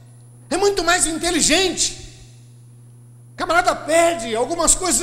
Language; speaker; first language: Portuguese; native; Portuguese